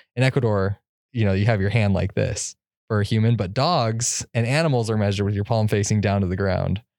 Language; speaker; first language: English; native; English